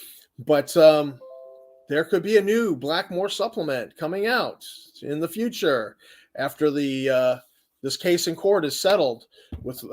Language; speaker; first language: English; native; English